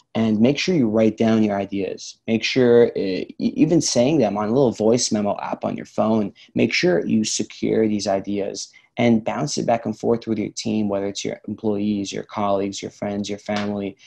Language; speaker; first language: English; early bilingual, other home language; Arabic